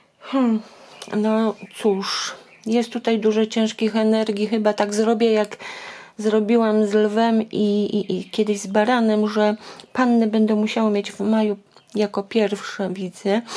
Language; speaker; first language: Polish; native; Polish